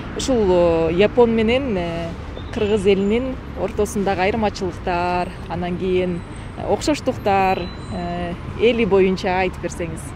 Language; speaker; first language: Kyrgyz; native; Kyrgyz